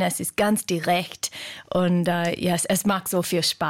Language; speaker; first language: German; non-native, fluent; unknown